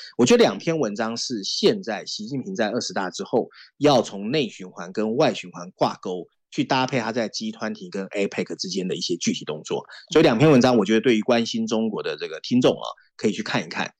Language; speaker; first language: Chinese; native; Chinese